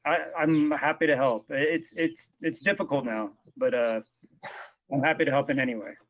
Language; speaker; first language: English; native; English